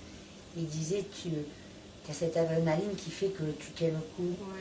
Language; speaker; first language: French; native; French